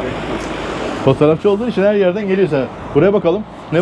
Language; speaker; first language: Turkish; native; Turkish